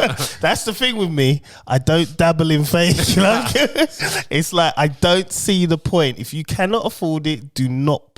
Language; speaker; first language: English; native; English